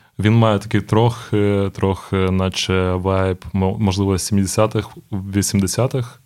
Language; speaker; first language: Ukrainian; non-native, local second language; Russian